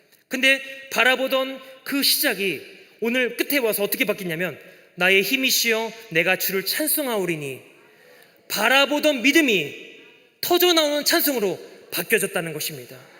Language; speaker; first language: Korean; native; Korean